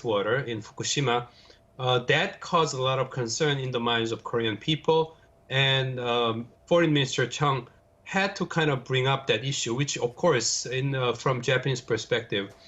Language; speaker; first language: English; non-native, fluent; Korean